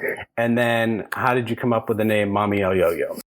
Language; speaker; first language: English; native; English